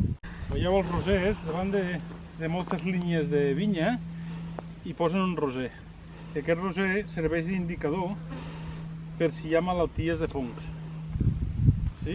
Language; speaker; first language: Catalan; native; Catalan